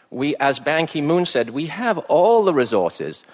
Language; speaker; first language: English; native; English